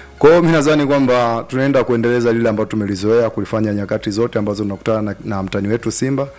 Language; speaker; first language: Swahili; native; Swahili